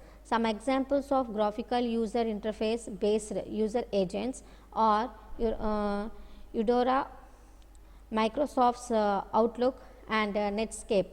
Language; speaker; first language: English; non-native, local second language; Telugu